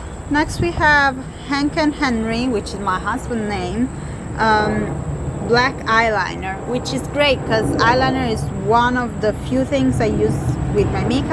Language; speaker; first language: English; non-native, fluent; Italian